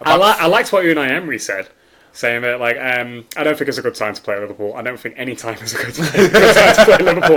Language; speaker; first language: English; native; English